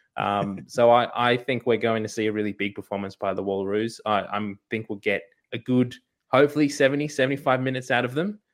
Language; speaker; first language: English; native; English